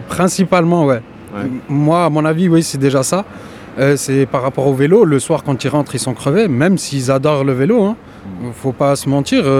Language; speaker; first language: French; native; French